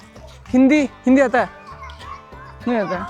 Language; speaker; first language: Hindi; non-native, local second language; Kannada